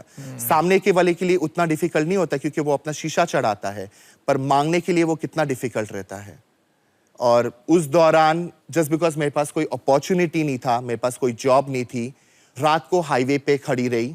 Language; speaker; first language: Hindi; native; Hindi